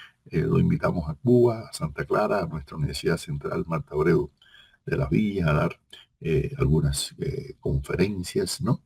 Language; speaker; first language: Spanish; native; Spanish